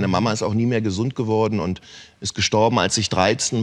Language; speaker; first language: German; native; German